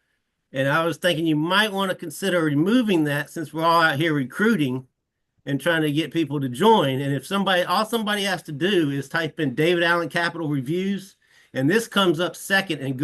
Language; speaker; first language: English; native; English